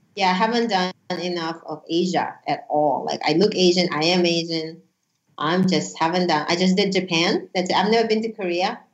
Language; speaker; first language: English; non-native, fluent; Russian